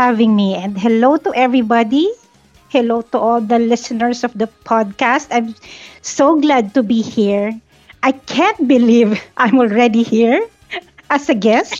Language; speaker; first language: English; non-native, local second language; Filipino